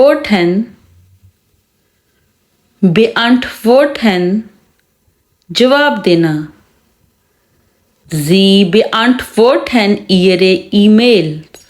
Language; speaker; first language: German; non-native, fluent; Urdu